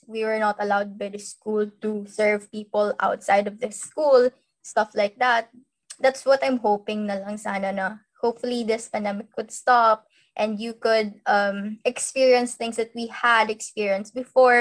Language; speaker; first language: English; non-native, local second language; Hiligaynon